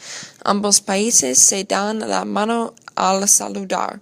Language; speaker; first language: Spanish; non-native, learner; English